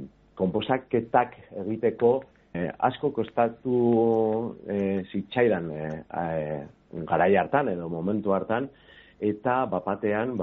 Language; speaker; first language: Basque; non-native, local second language; Spanish